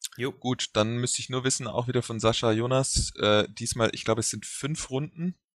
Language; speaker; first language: German; native; German